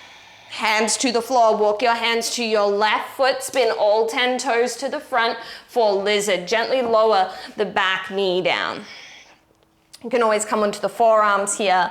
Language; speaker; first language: English; native; English